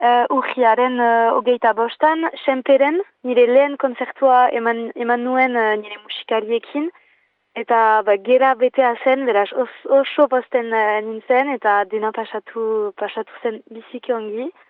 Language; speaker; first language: Basque; non-native, learner; French